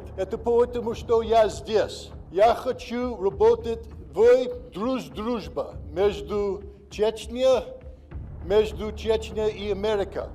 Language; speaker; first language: Russian; non-native, learner; English